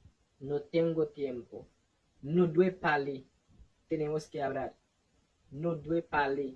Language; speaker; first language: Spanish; non-native, fluent; Haitian Creole